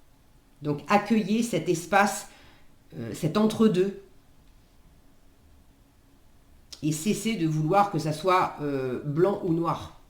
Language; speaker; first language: French; native; French